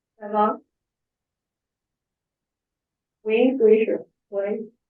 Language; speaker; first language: French; non-native, fluent; Chinese